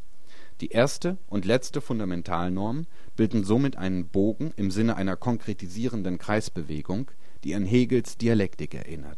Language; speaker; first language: German; native; German